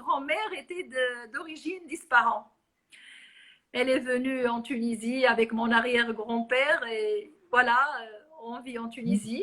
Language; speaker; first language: French; non-native, local second language; Arabic